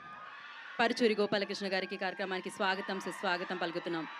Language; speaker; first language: Telugu; native; Telugu